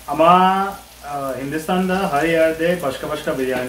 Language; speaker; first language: Turkish; non-native, learner; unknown